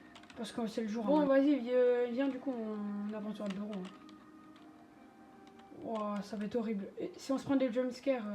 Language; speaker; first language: French; native; French